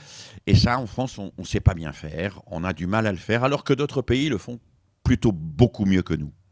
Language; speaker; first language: French; native; French